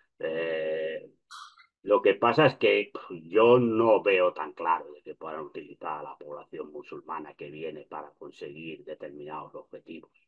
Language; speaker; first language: Spanish; native; Spanish